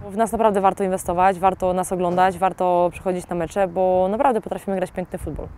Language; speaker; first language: Polish; native; Polish